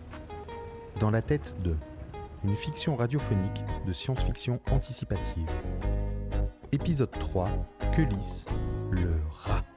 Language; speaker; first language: French; native; French